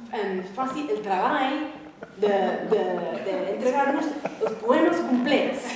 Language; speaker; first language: Catalan; non-native, fluent; English